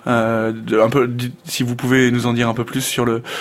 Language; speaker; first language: French; native; French